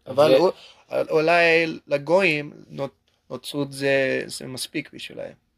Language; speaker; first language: Hebrew; non-native, learner; English